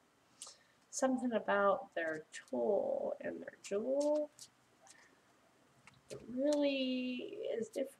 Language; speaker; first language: English; native; English